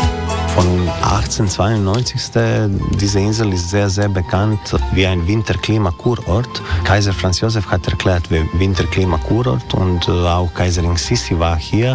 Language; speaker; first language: German; non-native, learner; Croatian